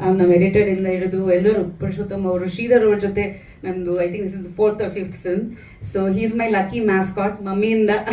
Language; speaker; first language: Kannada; non-native, fluent; Bangla